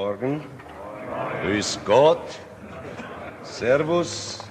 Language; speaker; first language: German; non-native, fluent; English